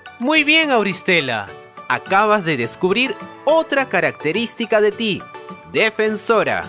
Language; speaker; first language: Spanish; native; Spanish